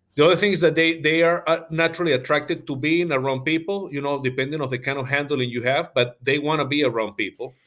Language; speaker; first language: English; non-native, fluent; Spanish